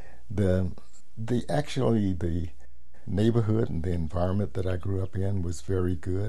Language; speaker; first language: English; native; English